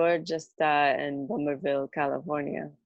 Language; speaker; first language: Spanish; non-native, learner; English